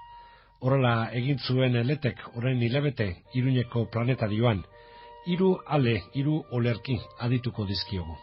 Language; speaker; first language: Basque; native; Basque